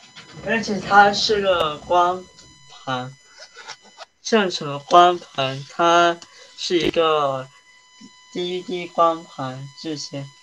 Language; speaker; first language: Chinese; early bilingual, heritage; Chinese